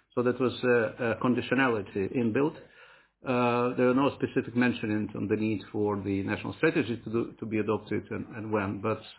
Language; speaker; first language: English; non-native, fluent; Ukrainian